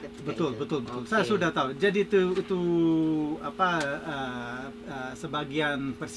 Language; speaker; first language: Indonesian; non-native, fluent; English